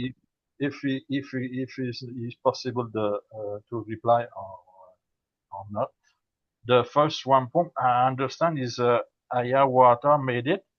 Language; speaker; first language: English; non-native, learner; French